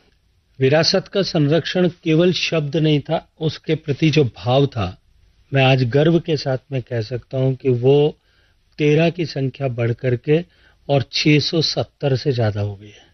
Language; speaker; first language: Hindi; native; Hindi